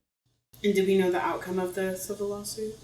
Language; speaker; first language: English; native; English